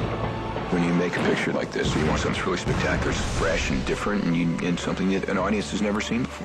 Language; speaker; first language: English; native; English